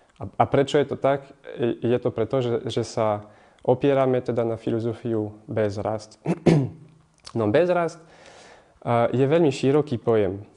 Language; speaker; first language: Slovak; non-native, fluent; French